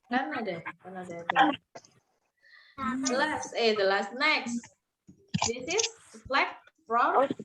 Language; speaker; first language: English; non-native, learner; Indonesian